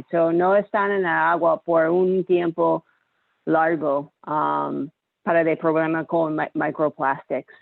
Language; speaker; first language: Spanish; non-native, learner; English